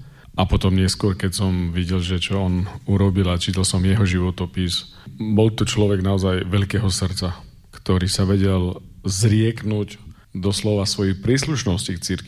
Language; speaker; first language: Slovak; native; Slovak